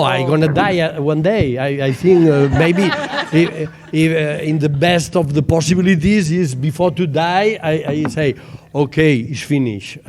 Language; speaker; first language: English; non-native, learner; Catalan